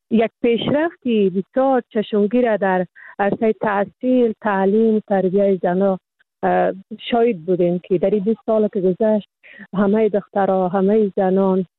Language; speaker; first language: Persian; native; Persian